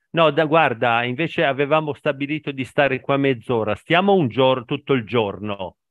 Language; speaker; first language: Italian; native; Italian